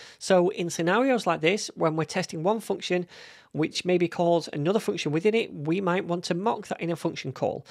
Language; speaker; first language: English; native; English